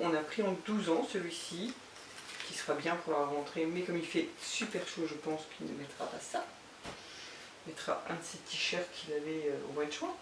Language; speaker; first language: French; native; French